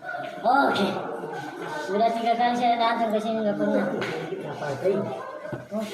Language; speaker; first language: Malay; non-native, local second language; Nias